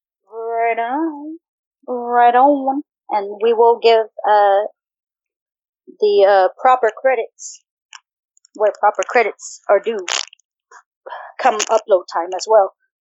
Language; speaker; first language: English; early bilingual, other home language; Spanish